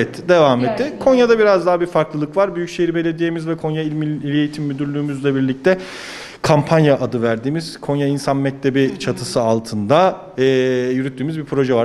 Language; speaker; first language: Turkish; native; Turkish